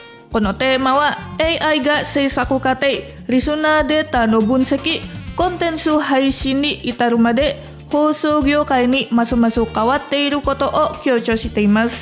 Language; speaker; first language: Japanese; non-native, fluent; Indonesian